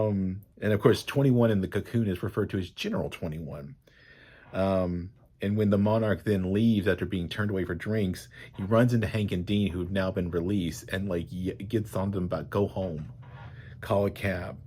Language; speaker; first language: English; native; English